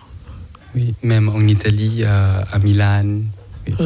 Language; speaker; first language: French; non-native, learner; Thai